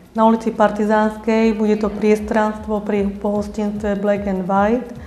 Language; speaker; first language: Slovak; native; Slovak